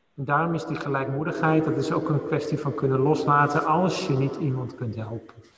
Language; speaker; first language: Dutch; native; Dutch